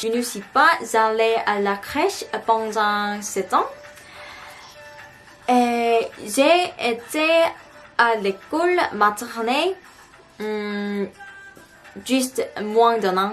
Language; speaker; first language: French; non-native, learner; Korean